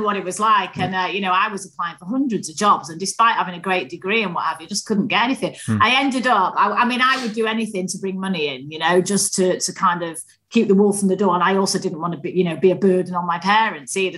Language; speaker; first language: English; native; English